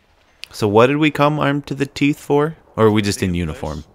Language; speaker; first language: English; native; English